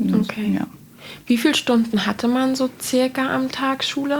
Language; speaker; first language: German; native; German